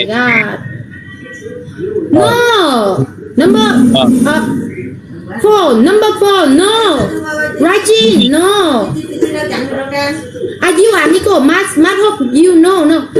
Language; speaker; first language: English; non-native, learner; Vietnamese